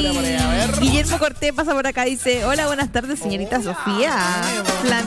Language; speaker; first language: Spanish; native; Spanish